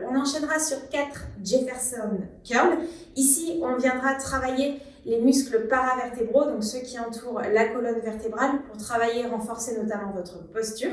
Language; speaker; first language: French; native; French